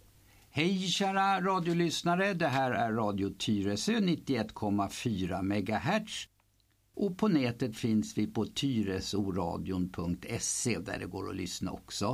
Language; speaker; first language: Swedish; native; Swedish